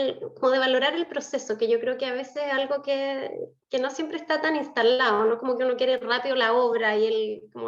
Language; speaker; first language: Spanish; native; Spanish